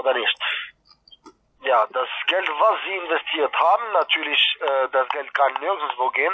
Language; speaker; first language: German; non-native, fluent; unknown